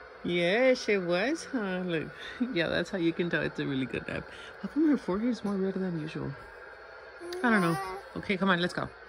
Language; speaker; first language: English; early bilingual, other home language; Spanish